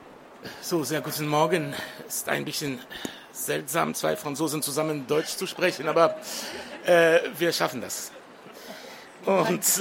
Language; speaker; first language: German; non-native, fluent; French